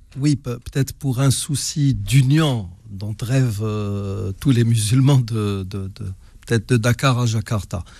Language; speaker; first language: French; non-native, local second language; Arabic